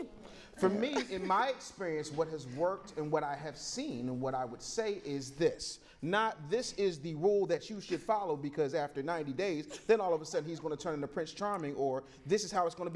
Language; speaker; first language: English; native; English